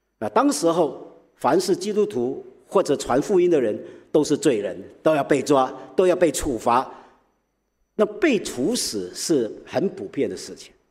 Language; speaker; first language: Chinese; early bilingual, heritage; Chinese